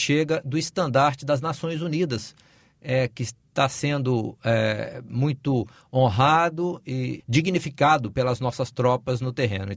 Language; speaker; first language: Portuguese; native; Portuguese